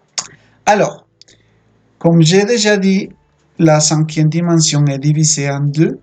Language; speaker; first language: French; non-native, fluent; Spanish